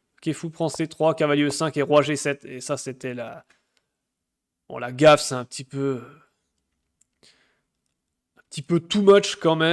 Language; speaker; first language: French; native; French